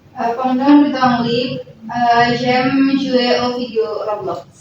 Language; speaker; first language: French; non-native, learner; Indonesian